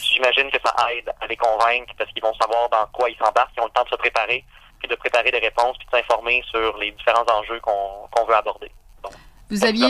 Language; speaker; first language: French; native; French